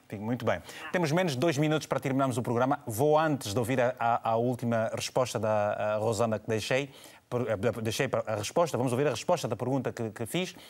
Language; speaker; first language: Portuguese; native; Portuguese